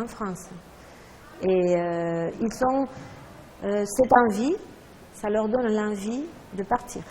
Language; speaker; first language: French; non-native, fluent; Spanish